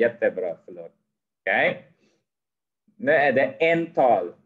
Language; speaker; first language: Swedish; non-native, fluent; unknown